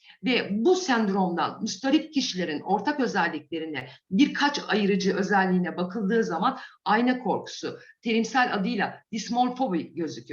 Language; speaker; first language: Turkish; native; Turkish